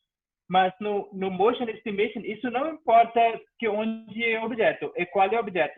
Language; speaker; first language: Portuguese; non-native, fluent; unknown